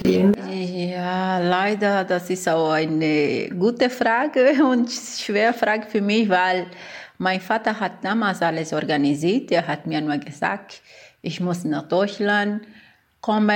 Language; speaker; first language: German; non-native, fluent; Portuguese